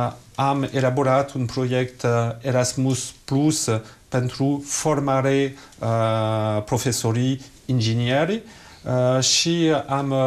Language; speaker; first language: Romanian; non-native, learner; French